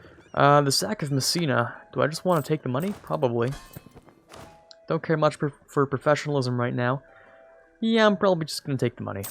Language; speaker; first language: English; native; English